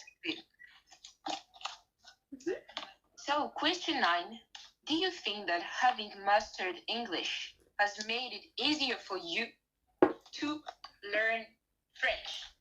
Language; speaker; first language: English; non-native, learner; French